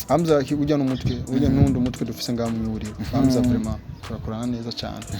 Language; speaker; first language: Rundi; non-native, local second language; Swahili